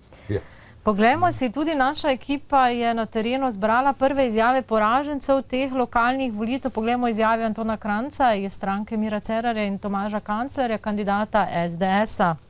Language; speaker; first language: Slovenian; native; Slovenian